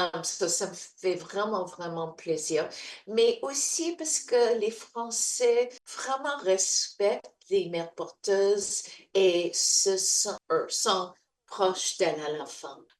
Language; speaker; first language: French; non-native, fluent; English